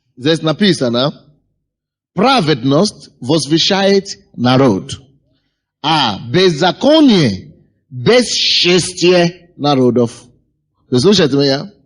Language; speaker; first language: Russian; non-native, fluent; Yoruba